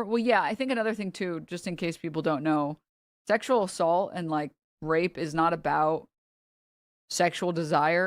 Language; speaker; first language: English; native; English